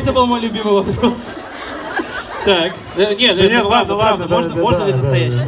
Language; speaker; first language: Russian; native; Russian